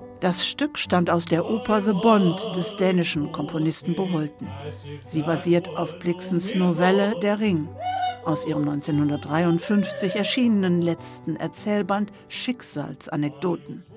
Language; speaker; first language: German; native; German